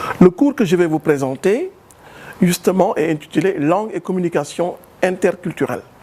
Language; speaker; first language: French; non-native, local second language; Wolof